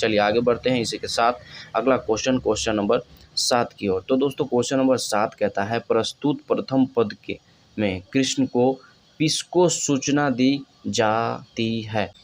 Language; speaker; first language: Hindi; native; Hindi